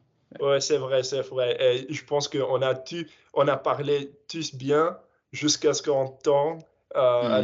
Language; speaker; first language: French; non-native, fluent; English